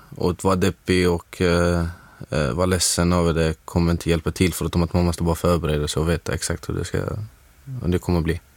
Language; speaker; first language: Swedish; non-native, fluent; Arabic